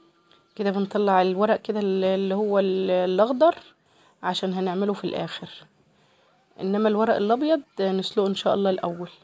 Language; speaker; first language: Arabic; native; Arabic